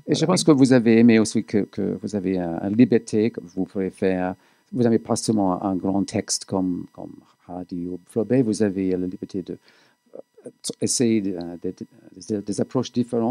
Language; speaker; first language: French; non-native, fluent; English